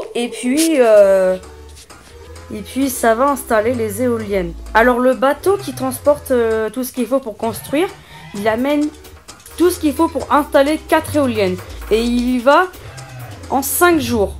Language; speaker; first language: French; native; French